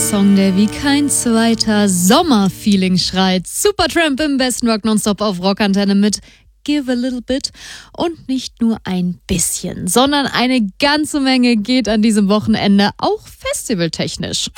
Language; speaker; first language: German; native; German